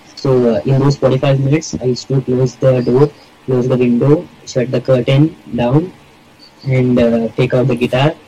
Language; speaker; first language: English; non-native, local second language; Kannada